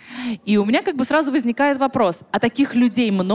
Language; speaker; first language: Russian; native; Russian